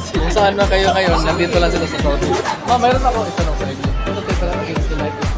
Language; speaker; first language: Filipino; non-native, local second language; Cebuano